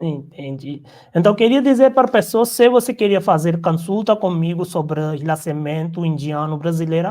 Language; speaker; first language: Portuguese; non-native, learner; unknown